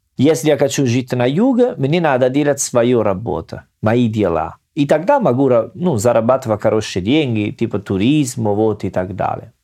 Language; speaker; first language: Russian; non-native, learner; Italian